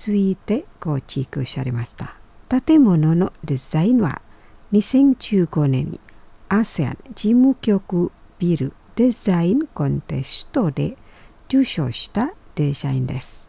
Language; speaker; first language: Japanese; non-native, fluent; Indonesian